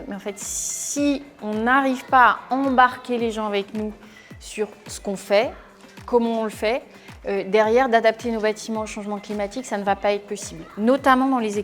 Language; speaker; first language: French; native; French